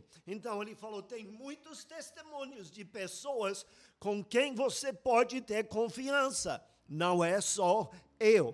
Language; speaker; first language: Portuguese; non-native, fluent; English